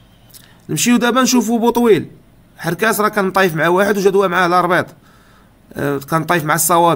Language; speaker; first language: Arabic; native; Arabic